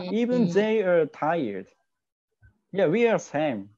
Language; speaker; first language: English; non-native, learner; Japanese